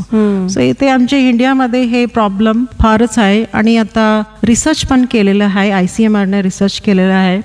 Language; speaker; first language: Marathi; non-native, local second language; Kannada